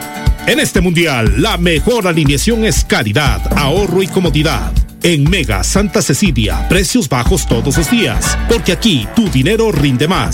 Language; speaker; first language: Spanish; native; Spanish